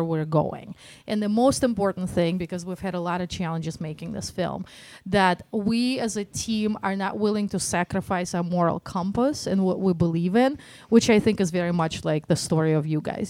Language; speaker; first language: English; non-native, fluent; Russian